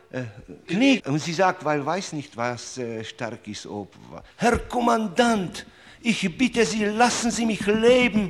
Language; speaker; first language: German; non-native, learner; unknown